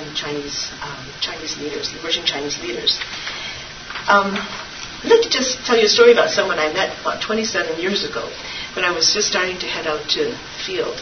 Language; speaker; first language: English; native; English